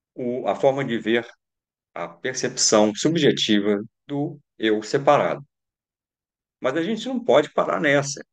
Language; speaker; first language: Portuguese; native; Portuguese